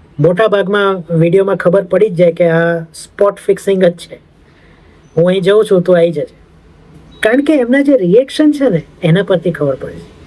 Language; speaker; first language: Gujarati; native; Gujarati